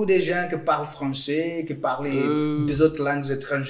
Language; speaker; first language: French; non-native, fluent; Portuguese